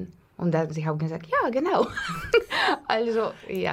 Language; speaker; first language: German; non-native, fluent; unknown